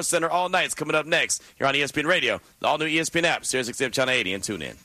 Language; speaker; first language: English; native; English